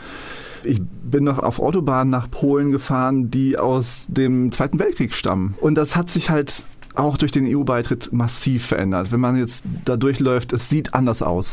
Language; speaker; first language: German; early bilingual, other home language; Polish